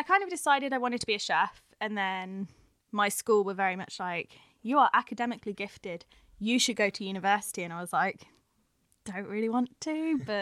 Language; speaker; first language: English; native; English